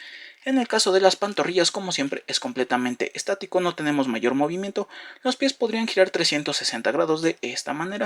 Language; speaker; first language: Spanish; native; Spanish